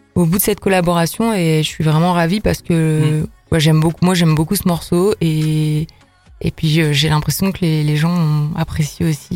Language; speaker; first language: French; native; French